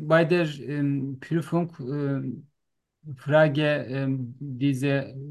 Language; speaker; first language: German; non-native, learner; Turkish